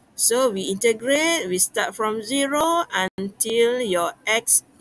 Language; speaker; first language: English; non-native, local second language; Malay